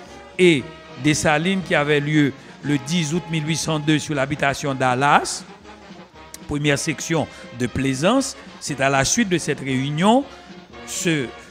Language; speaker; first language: French; non-native, local second language; Haitian Creole